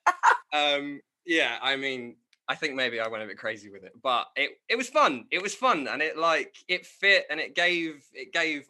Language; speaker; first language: English; native; English